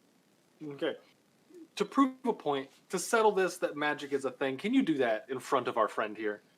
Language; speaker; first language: English; native; English